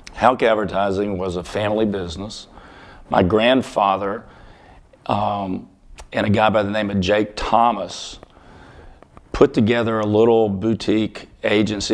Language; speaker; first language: English; native; English